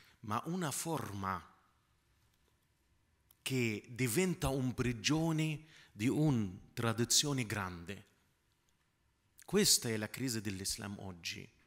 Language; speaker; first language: Italian; non-native, fluent; Arabic